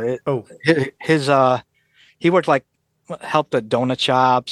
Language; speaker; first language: English; native; English